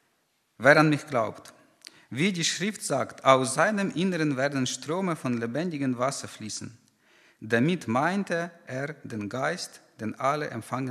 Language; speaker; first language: German; non-native, fluent; Ukrainian